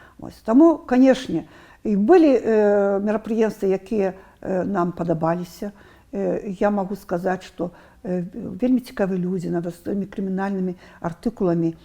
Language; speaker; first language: Belarusian; non-native, local second language; Russian